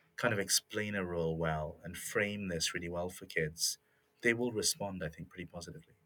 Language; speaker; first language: English; native; English